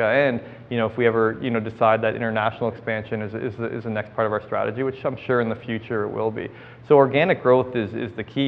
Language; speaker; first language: English; native; English